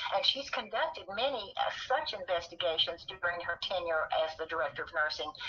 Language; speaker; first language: English; native; English